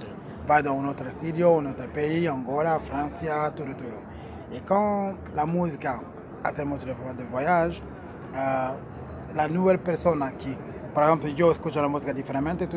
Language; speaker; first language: Spanish; non-native, learner; Portuguese